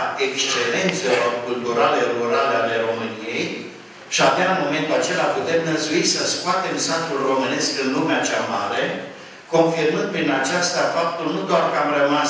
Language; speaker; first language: Romanian; native; Romanian